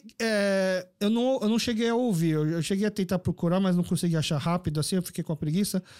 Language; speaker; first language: Portuguese; early bilingual, other home language; Korean